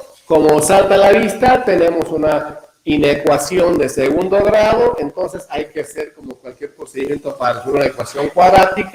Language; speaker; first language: Spanish; native; Spanish